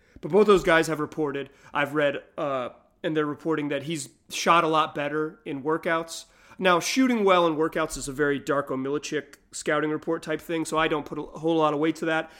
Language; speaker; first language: English; native; English